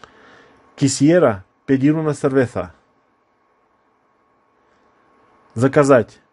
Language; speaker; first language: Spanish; non-native, fluent; Russian